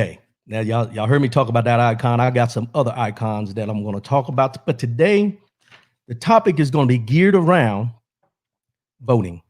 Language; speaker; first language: English; native; English